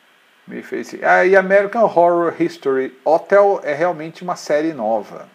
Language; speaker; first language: Portuguese; native; Portuguese